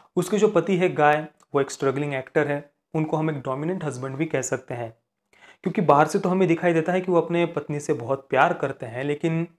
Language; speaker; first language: Hindi; non-native, local second language; Marathi